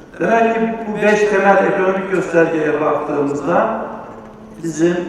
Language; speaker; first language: Turkish; native; Turkish